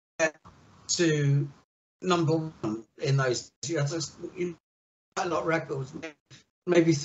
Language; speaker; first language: English; native; English